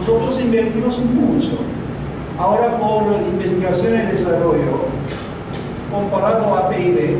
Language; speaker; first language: Spanish; non-native, learner; Korean